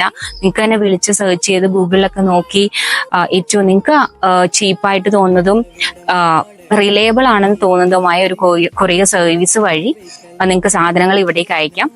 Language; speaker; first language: Malayalam; native; Malayalam